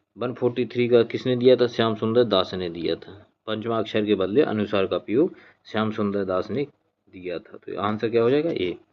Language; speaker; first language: Hindi; native; Hindi